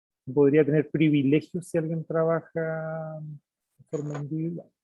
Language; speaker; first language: Spanish; native; Spanish